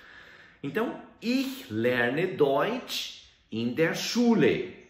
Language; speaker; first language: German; non-native, fluent; Portuguese